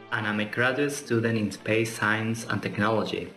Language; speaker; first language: English; non-native, fluent; German